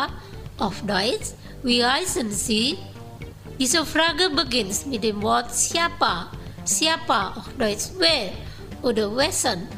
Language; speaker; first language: German; non-native, fluent; Indonesian